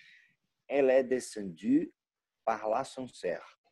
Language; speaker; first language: French; non-native, learner; Portuguese